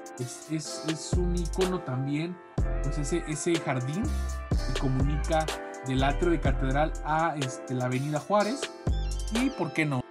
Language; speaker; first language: Spanish; native; Spanish